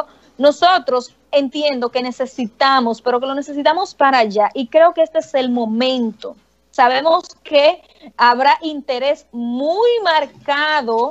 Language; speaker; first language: Spanish; native; Spanish